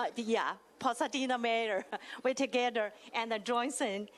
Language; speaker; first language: English; non-native, learner; Chinese